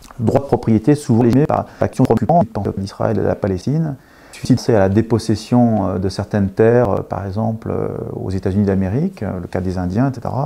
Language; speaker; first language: French; native; French